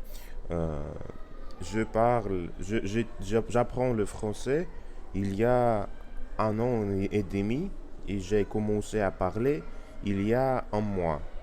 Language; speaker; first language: French; non-native, learner; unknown